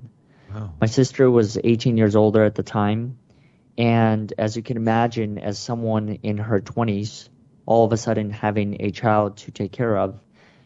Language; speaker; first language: English; early bilingual, other home language; Russian